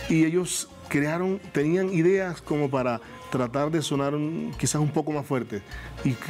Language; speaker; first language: Spanish; native; Spanish